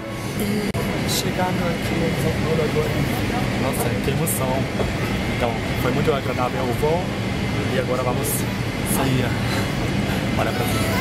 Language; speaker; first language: Portuguese; non-native, fluent; German